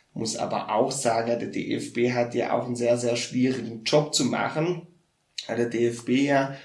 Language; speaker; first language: German; native; German